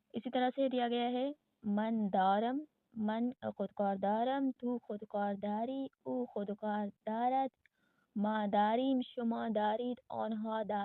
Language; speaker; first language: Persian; non-native, fluent; Urdu